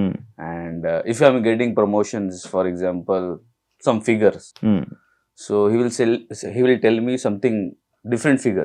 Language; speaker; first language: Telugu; non-native, learner; Hindi